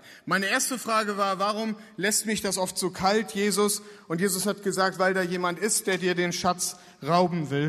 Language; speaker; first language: German; native; German